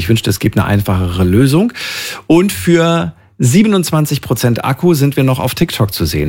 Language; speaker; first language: German; native; German